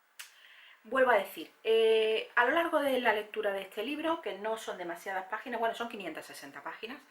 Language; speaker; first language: Spanish; native; Spanish